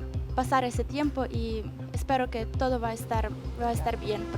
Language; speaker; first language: Spanish; non-native, fluent; Ukrainian